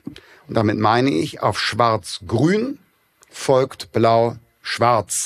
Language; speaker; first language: German; native; German